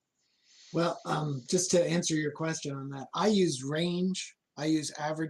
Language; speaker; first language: English; native; English